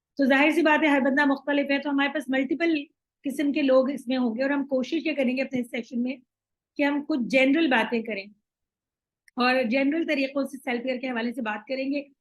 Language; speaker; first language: Urdu; native; Urdu